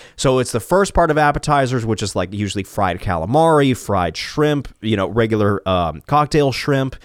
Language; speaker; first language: English; early bilingual, other home language; Italian